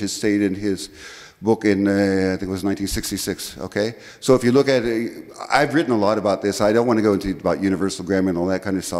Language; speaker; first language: English; native; English